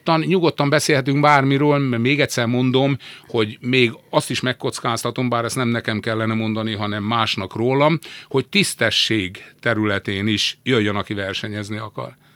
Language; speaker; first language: Hungarian; native; Hungarian